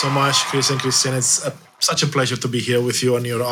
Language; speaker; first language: English; non-native, fluent; Romanian